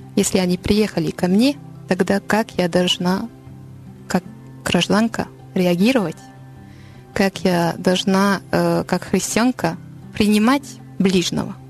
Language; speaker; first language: Russian; non-native, learner; French